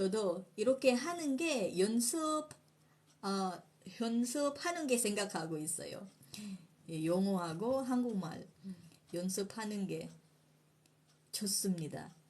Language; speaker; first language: Korean; non-native, fluent; Filipino